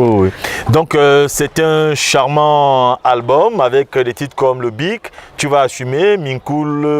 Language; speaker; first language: French; native; French